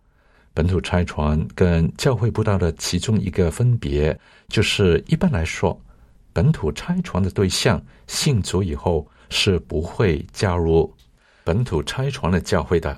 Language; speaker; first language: Chinese; non-native, local second language; Cantonese